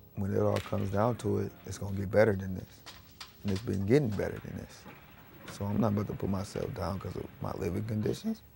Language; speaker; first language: English; native; English